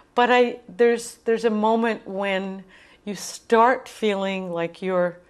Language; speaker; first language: English; native; English